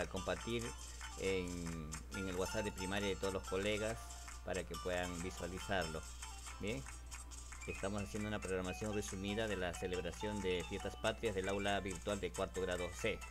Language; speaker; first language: Spanish; native; Spanish